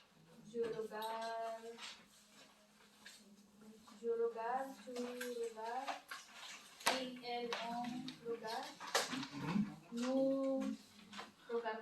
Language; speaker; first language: French; non-native, learner; Filipino